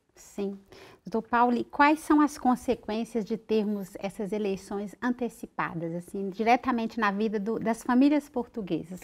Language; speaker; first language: Portuguese; native; Portuguese